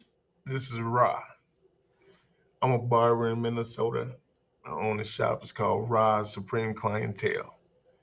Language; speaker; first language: English; native; English